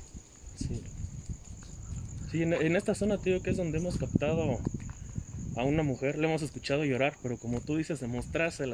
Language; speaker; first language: Spanish; native; Spanish